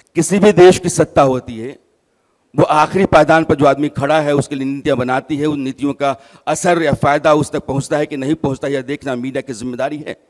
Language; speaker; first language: Hindi; native; Hindi